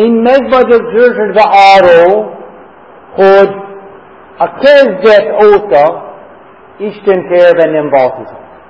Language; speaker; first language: Hungarian; non-native, fluent; English